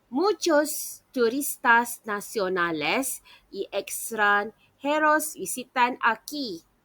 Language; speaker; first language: Spanish; non-native, learner; Malay